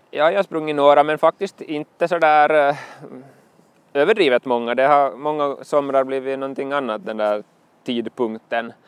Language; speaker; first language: Swedish; native; Swedish